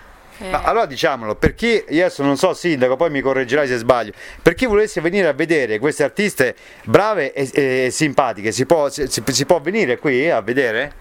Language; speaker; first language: Italian; native; Italian